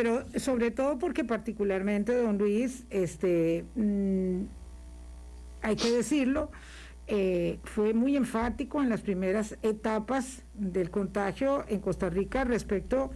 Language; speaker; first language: Spanish; native; Spanish